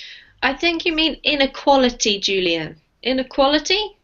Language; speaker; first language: English; native; English